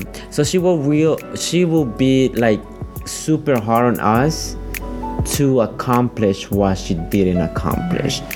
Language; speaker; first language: English; early bilingual, other home language; Spanish